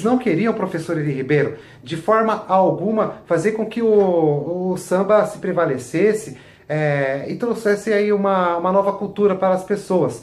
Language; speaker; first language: Portuguese; native; Portuguese